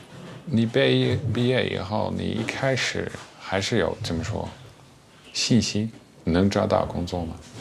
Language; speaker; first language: Chinese; non-native, fluent; Dutch